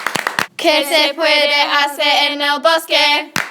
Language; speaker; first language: Spanish; non-native, learner; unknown